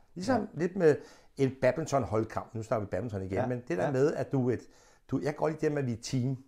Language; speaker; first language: Danish; native; Danish